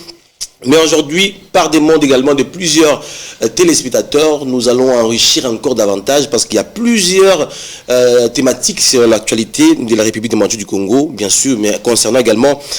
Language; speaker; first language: French; non-native, local second language; Lingala